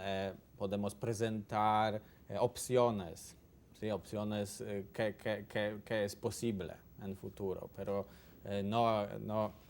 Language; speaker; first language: Spanish; non-native, learner; Polish